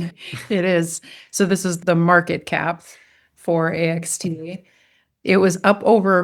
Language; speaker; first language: English; native; English